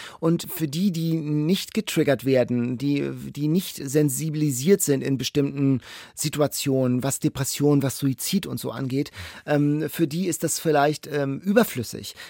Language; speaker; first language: German; native; German